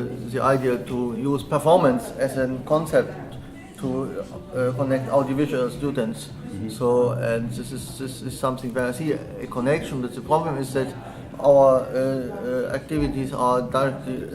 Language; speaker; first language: English; non-native, fluent; Estonian